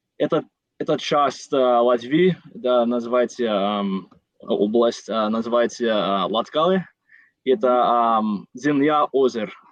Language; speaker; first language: Russian; non-native, learner; English